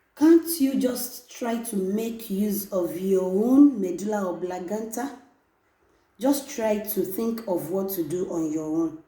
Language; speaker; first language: English; non-native, local second language; Yoruba